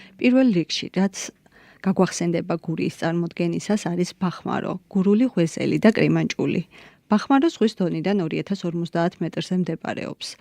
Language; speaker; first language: Georgian; native; Georgian